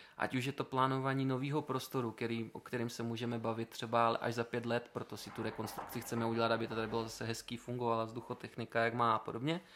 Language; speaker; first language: Czech; native; Czech